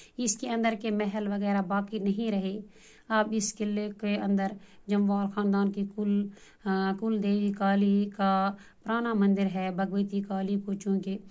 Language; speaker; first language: Urdu; non-native, local second language; Kashmiri